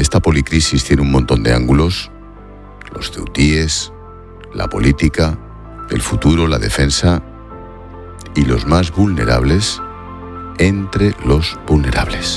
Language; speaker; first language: Spanish; native; Spanish